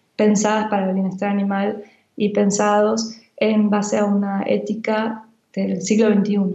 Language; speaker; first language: Spanish; native; Spanish